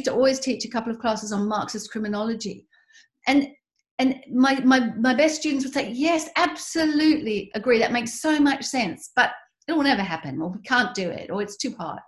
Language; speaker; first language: English; native; English